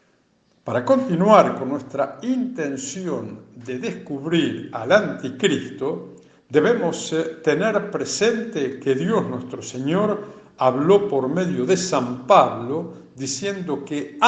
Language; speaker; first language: Spanish; native; Spanish